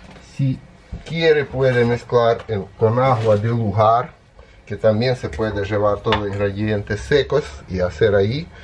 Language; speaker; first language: Spanish; non-native, fluent; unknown